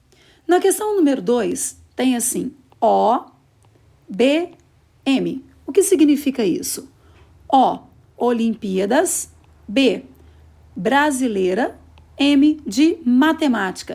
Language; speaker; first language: Portuguese; native; Portuguese